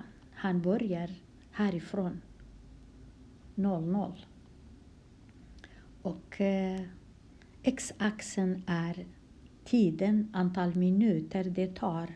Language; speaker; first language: Swedish; non-native, fluent; Kurdish